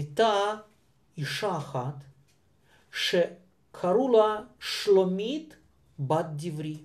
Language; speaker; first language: Hebrew; non-native, fluent; Russian